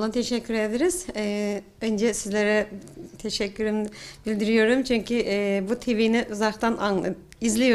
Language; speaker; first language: Turkish; non-native, fluent; Uyghur